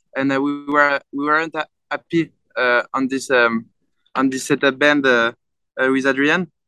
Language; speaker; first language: English; non-native, fluent; French